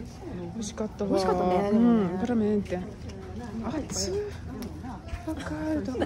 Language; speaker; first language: Italian; non-native, learner; Japanese